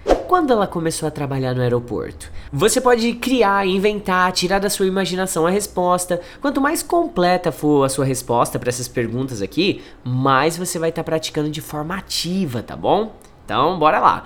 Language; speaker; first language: Portuguese; native; Portuguese